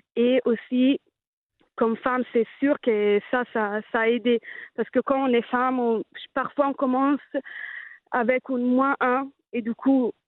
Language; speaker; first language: French; non-native, fluent; Italian